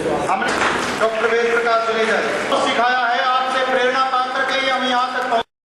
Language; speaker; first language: Hindi; native; Hindi